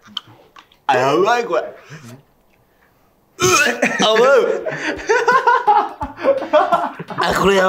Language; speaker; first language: Japanese; native; Japanese